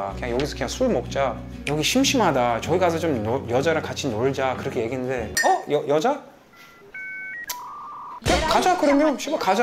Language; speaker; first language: Korean; non-native, fluent; English